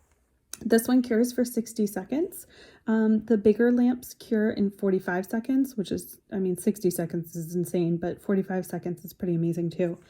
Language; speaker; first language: English; native; English